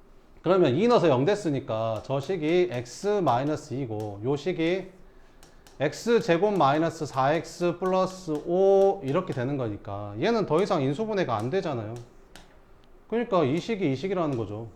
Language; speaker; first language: Korean; native; Korean